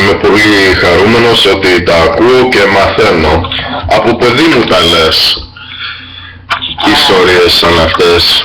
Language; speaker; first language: Greek; early bilingual, heritage; English